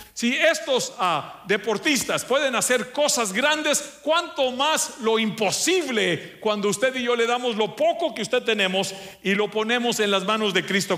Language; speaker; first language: Spanish; early bilingual, heritage; Spanish